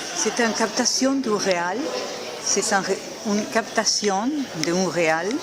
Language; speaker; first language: French; non-native, fluent; Spanish